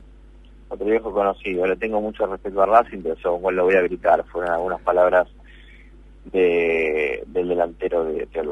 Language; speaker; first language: Spanish; native; Spanish